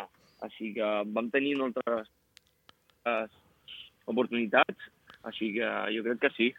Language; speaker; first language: Catalan; non-native, local second language; Spanish